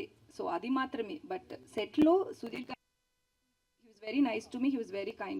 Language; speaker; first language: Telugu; non-native, learner; Tamil